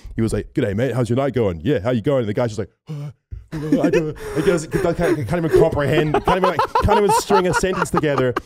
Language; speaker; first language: English; native; English